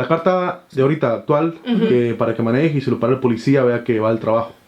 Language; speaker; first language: Spanish; native; Spanish